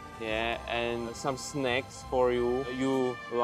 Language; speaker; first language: English; non-native, learner; Czech